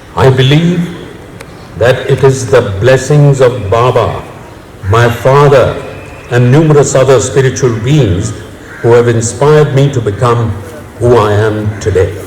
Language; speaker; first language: English; non-native, local second language; Hindi